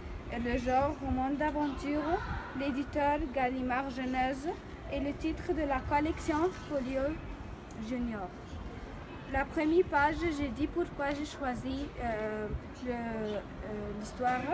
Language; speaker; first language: French; non-native, fluent; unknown